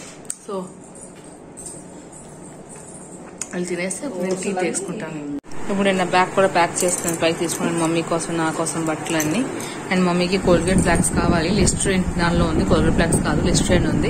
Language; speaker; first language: Telugu; native; Telugu